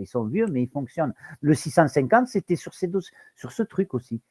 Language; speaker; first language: French; native; French